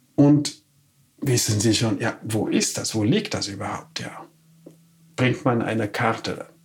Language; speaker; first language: German; non-native, fluent; Wolof